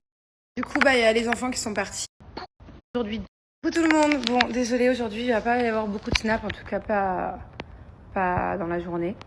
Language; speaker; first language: French; native; French